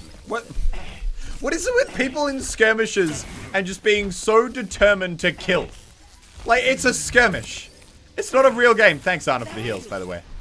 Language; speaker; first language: English; native; English